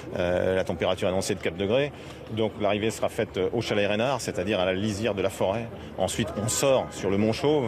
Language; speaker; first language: French; native; French